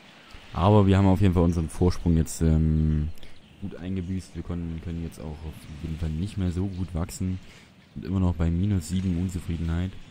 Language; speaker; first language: German; native; German